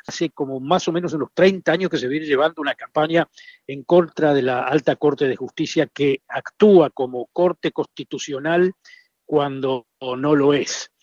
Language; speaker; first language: Spanish; native; Spanish